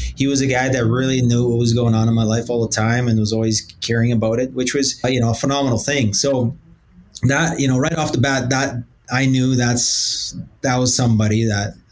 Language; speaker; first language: English; early bilingual, other home language; Portuguese